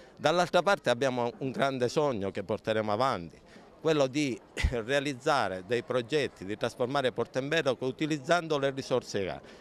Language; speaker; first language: Italian; native; Italian